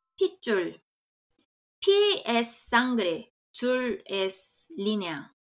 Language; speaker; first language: Spanish; non-native, fluent; Korean